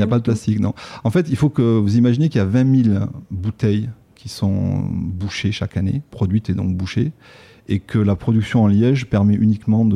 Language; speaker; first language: French; native; French